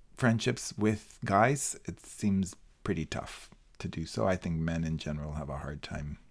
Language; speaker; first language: English; non-native, fluent; Spanish